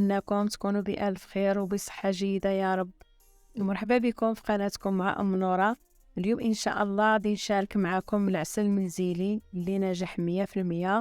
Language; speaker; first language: Arabic; native; Arabic